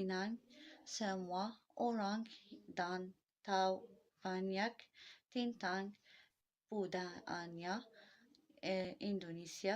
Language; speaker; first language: Indonesian; non-native, learner; Arabic